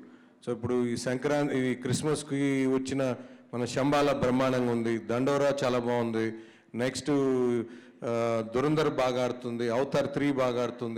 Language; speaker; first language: Telugu; native; Telugu